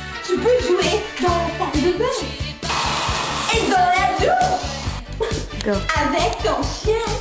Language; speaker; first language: French; non-native, local second language; English